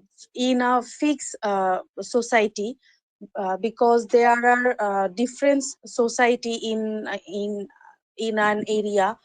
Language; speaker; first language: English; non-native, learner; Bangla